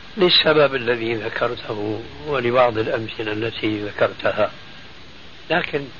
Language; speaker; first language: Arabic; early bilingual, other home language; Albanian